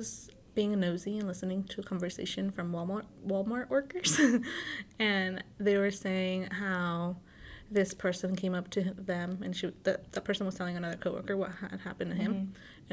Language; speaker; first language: English; native; English